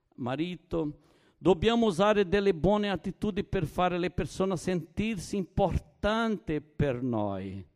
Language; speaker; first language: Italian; non-native, fluent; Portuguese